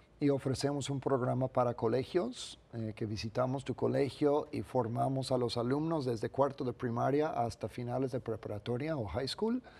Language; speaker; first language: Spanish; non-native, fluent; English